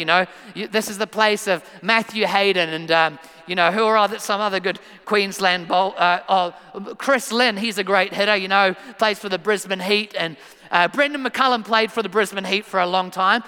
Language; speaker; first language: English; native; English